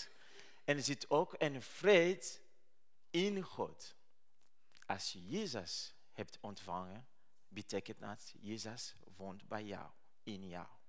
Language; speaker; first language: Dutch; non-native, learner; Rundi